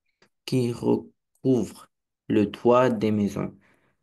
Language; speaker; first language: French; non-native, learner; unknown